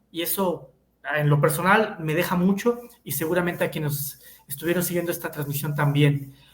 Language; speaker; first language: Spanish; native; Spanish